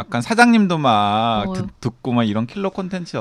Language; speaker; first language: Korean; native; Korean